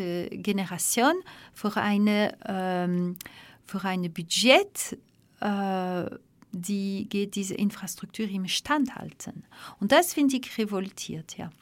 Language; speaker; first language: German; non-native, fluent; French